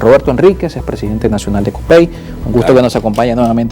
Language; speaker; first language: Spanish; native; Spanish